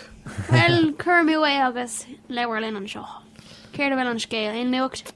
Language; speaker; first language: Irish; non-native, local second language; English